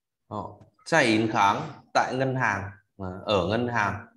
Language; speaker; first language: Chinese; non-native, fluent; Vietnamese